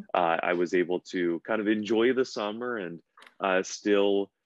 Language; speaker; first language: English; native; English